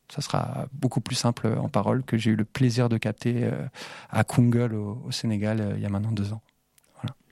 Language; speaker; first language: French; native; French